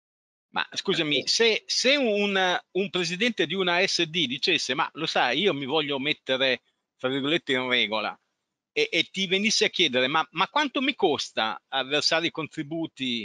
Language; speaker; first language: Italian; native; Italian